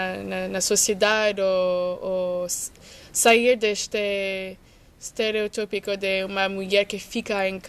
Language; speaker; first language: Portuguese; non-native, fluent; English